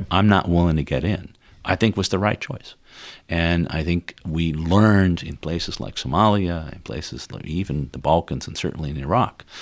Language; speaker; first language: English; non-native, fluent; Dutch